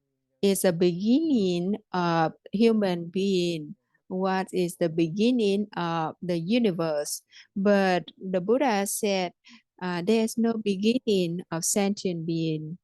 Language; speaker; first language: English; non-native, fluent; Vietnamese